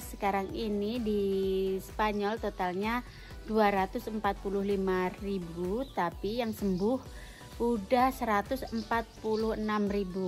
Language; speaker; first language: Indonesian; non-native, local second language; Javanese